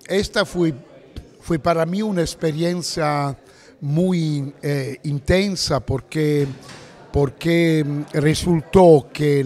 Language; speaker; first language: Spanish; non-native, fluent; Italian